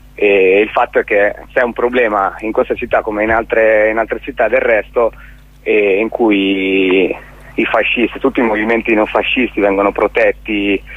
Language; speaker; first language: Italian; native; Italian